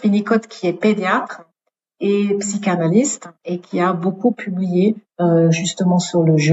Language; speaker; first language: French; native; French